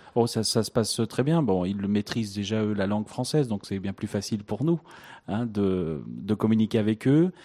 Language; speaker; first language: French; native; French